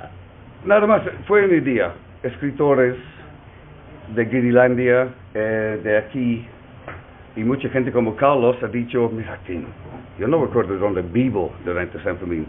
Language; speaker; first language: Spanish; non-native, learner; English